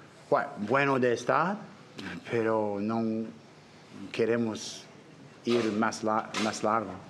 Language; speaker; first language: Spanish; non-native, learner; English